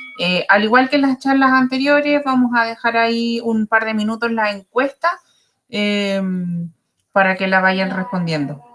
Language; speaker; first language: Spanish; native; Spanish